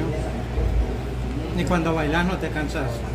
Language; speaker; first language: Spanish; native; Spanish